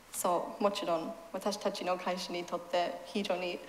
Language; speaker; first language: Japanese; non-native, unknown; English